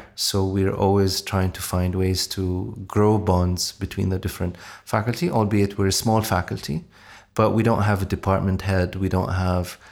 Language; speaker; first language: English; non-native, fluent; Arabic